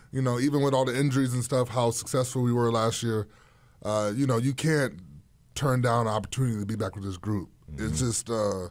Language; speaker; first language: English; native; English